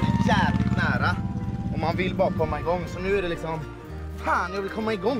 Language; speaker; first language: Swedish; native; Swedish